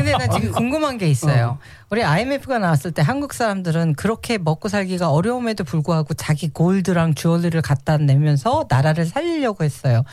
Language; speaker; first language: Korean; native; Korean